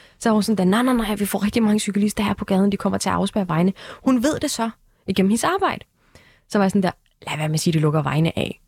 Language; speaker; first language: Danish; early bilingual, other home language; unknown